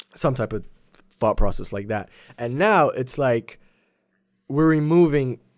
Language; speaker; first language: English; early bilingual, other home language; Polish